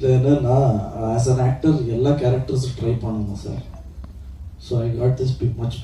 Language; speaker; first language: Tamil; non-native, learner; Kannada